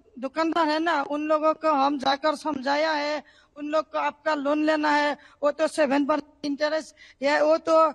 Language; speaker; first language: Hindi; non-native, local second language; Assamese